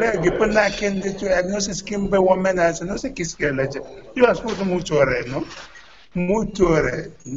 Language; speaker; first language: Romanian; non-native, learner; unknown